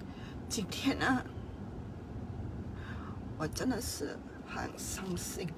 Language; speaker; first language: Chinese; non-native, fluent; Burmese